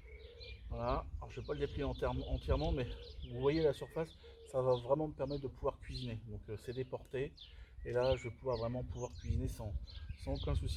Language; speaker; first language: French; native; French